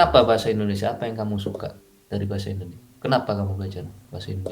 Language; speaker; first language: Indonesian; native; Indonesian